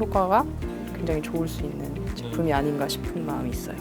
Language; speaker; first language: Korean; native; Korean